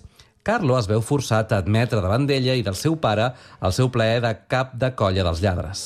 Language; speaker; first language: Catalan; native; Catalan